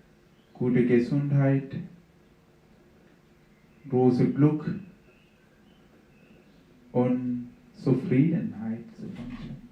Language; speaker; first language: German; non-native, fluent; Sinhala